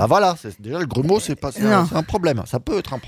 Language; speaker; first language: French; native; French